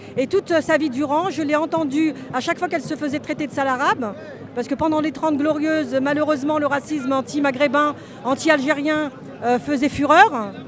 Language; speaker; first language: French; early bilingual, other home language; Kabyle